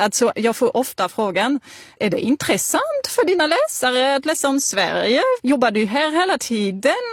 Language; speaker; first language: Swedish; non-native, fluent; French